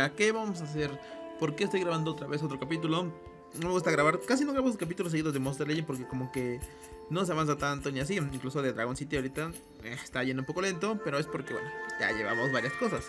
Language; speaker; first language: Spanish; native; Spanish